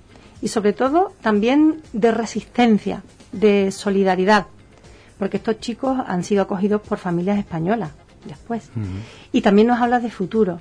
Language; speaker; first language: Spanish; native; Spanish